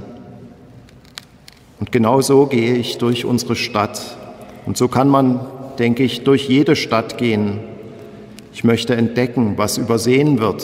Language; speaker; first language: German; native; German